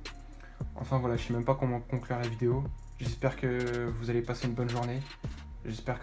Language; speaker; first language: French; native; French